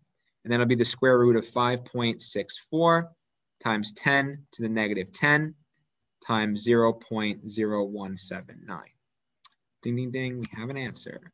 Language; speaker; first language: English; native; English